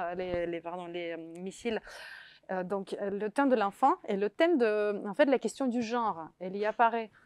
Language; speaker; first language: French; non-native, fluent; Russian